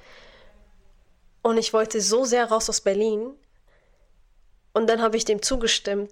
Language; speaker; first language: German; non-native, fluent; Arabic